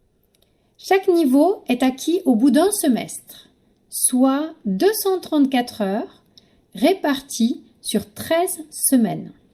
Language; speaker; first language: French; native; French